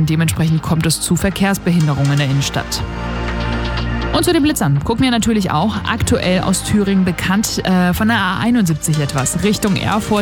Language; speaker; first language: German; native; German